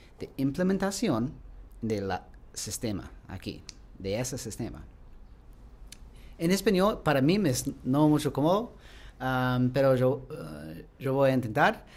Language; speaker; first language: Spanish; non-native, learner; English